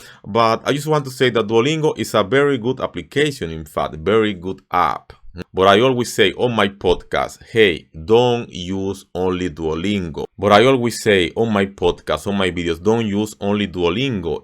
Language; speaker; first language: English; non-native, fluent; Spanish